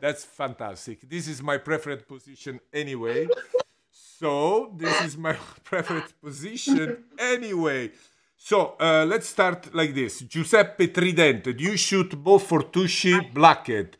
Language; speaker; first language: English; non-native, fluent; Italian